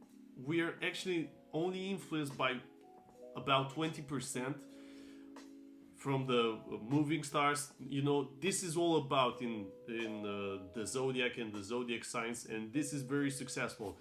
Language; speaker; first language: English; non-native, fluent; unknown